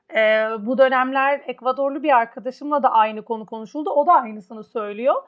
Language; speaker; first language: Turkish; native; Turkish